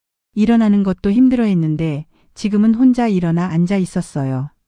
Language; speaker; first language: Korean; native; Korean